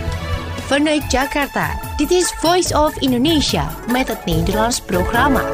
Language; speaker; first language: Dutch; non-native, fluent; Indonesian